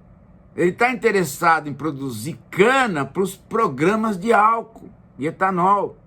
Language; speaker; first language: Portuguese; native; Portuguese